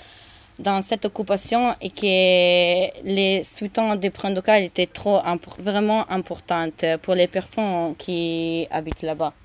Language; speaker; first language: French; non-native, learner; Italian